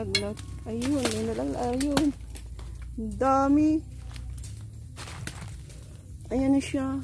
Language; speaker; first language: Filipino; non-native, local second language; Aklanon